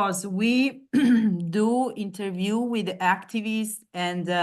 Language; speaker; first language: English; non-native, learner; Italian